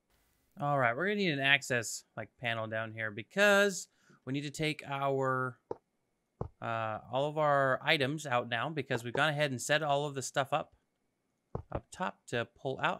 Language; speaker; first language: English; native; English